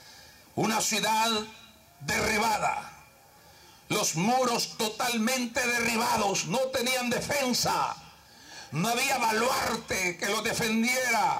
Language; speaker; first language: Spanish; native; Spanish